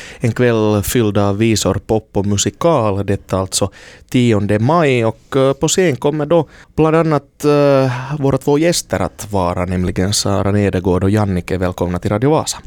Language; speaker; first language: Swedish; native; Swedish